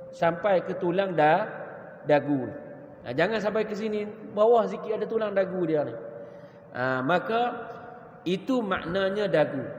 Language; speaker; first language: Malay; native; Malay